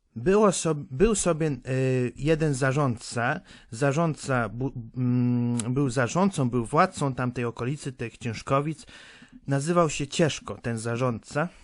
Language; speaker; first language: Polish; native; Polish